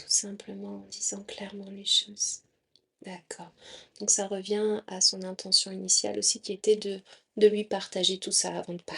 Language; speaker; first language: French; native; French